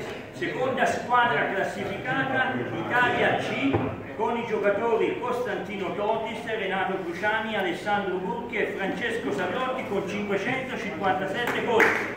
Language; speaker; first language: Italian; native; Italian